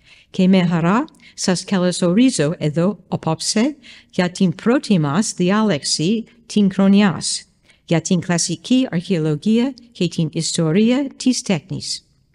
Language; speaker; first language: Greek; non-native, fluent; English